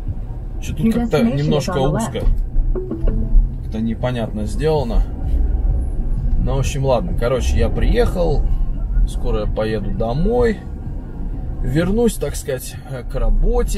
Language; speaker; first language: Russian; native; Russian